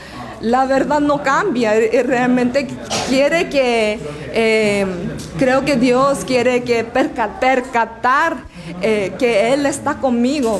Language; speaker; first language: Spanish; non-native, learner; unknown